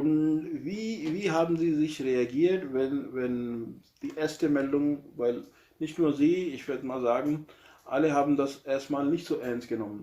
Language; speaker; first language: German; non-native, learner; Urdu